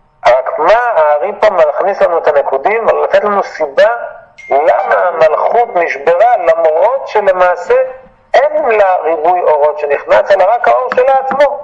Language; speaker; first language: Hebrew; native; Hebrew